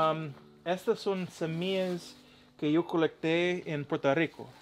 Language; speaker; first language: Spanish; non-native, learner; English